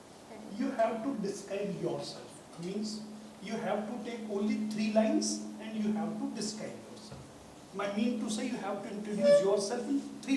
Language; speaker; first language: English; non-native, local second language; Hindi